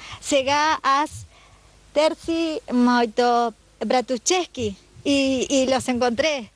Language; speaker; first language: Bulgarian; non-native, learner; Spanish